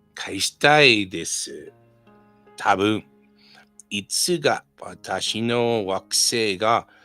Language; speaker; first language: Japanese; non-native, learner; English